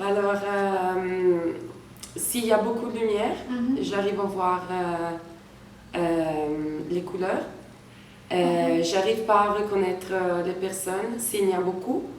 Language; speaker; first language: French; non-native, fluent; Italian